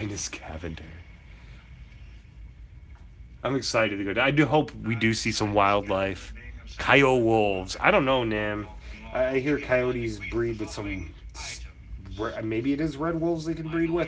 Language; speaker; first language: English; native; English